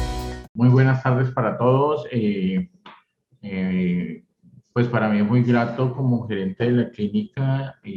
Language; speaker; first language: Spanish; native; Spanish